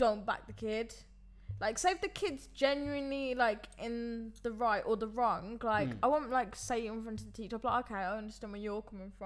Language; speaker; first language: English; native; English